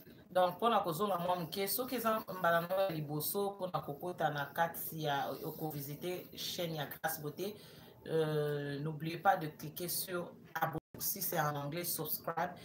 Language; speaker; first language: French; non-native, local second language; Lingala